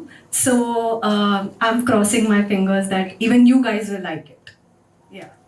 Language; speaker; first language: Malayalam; non-native, learner; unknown